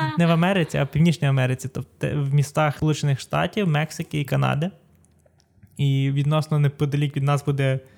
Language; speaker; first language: Ukrainian; native; Ukrainian